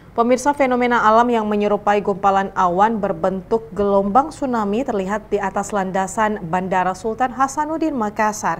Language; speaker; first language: Indonesian; native; Indonesian